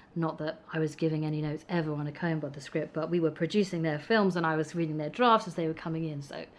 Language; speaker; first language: English; native; English